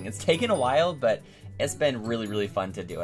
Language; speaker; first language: English; native; English